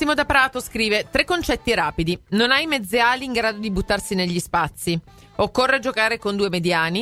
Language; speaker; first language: Italian; native; Italian